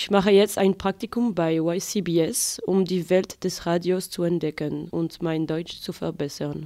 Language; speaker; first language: German; non-native, fluent; French